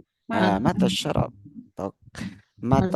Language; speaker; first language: Arabic; non-native, fluent; Indonesian